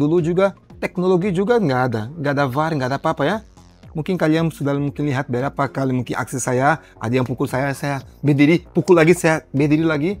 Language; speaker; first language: Indonesian; non-native, learner; Portuguese